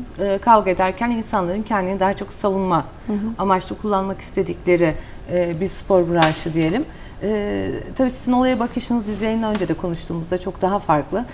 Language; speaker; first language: Turkish; native; Turkish